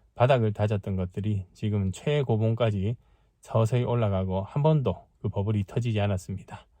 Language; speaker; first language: Korean; native; Korean